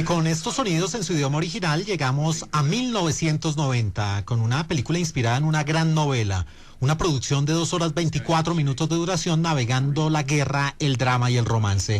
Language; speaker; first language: Spanish; native; Spanish